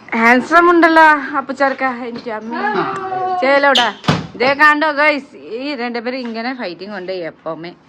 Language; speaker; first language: Malayalam; non-native, learner; Nepali